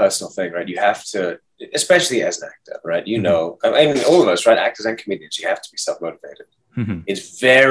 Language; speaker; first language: English; native; English